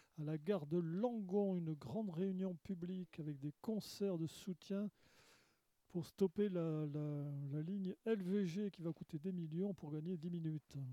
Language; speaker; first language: French; native; French